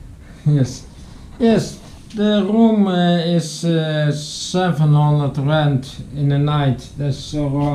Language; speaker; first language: English; non-native, learner; Dutch